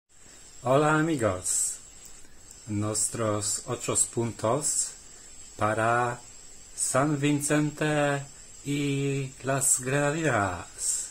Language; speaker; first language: Spanish; non-native, learner; Polish